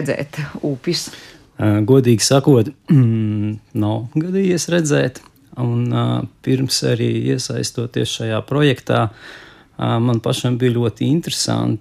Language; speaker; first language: Latvian; native; Latvian